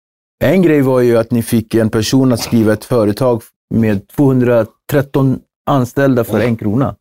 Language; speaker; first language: Swedish; native; Swedish